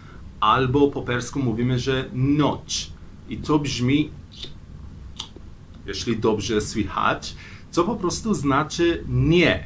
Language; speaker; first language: Polish; non-native, fluent; Persian